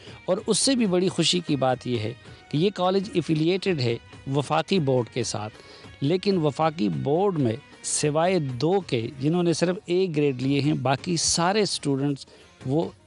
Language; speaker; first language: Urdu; non-native, local second language; Pashto